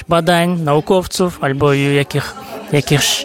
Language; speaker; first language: Polish; non-native, fluent; Kazakh